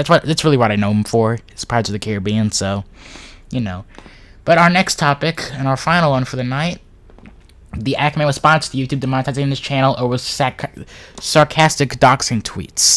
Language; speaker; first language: English; native; English